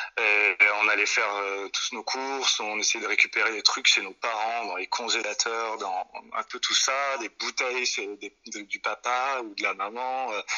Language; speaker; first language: French; native; French